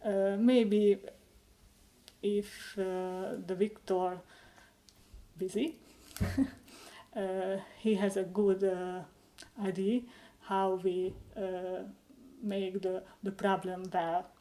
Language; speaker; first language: English; non-native, learner; Hungarian